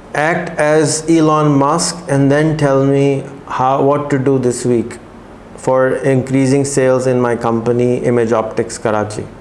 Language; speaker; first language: English; non-native, local second language; Urdu